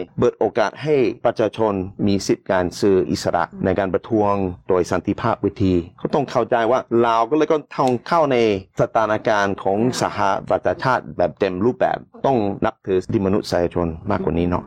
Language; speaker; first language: Thai; non-native, fluent; English